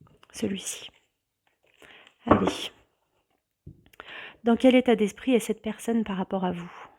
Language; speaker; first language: French; native; French